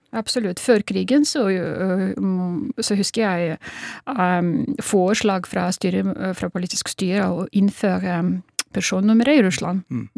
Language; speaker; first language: Norwegian; non-native, fluent; Russian